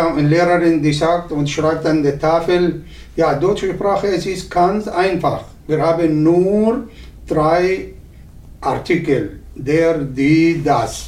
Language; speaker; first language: German; non-native, learner; Arabic